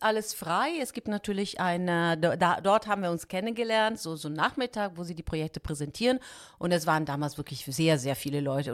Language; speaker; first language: German; non-native, fluent; Italian